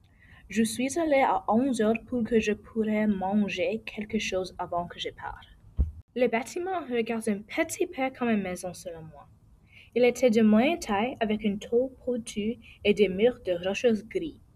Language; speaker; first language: French; non-native, learner; English